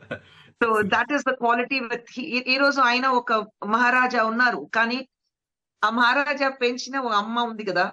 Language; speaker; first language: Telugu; non-native, local second language; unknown